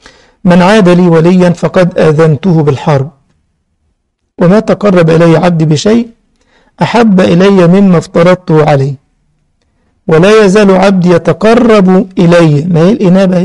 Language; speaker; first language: Arabic; native; Arabic